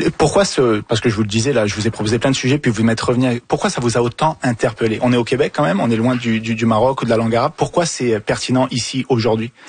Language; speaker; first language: French; early bilingual, other home language; Arabic